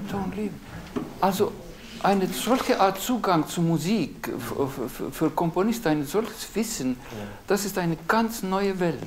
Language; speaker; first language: German; non-native, fluent; Estonian